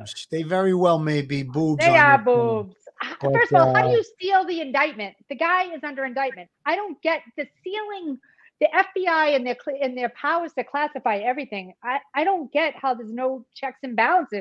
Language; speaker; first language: English; native; English